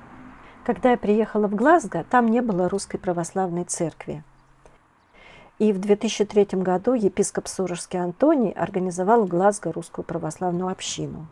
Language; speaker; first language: Russian; native; Russian